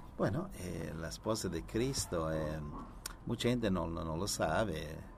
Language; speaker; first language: Spanish; non-native, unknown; Italian